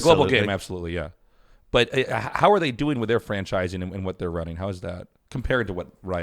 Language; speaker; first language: English; native; English